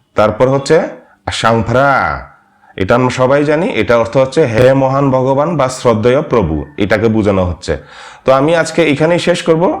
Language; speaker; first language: Bangla; non-native, local second language; Marma